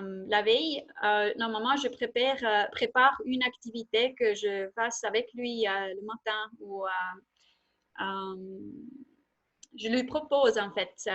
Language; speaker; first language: French; non-native, fluent; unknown